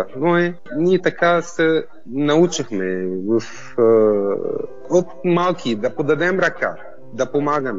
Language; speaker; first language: Bulgarian; non-native, fluent; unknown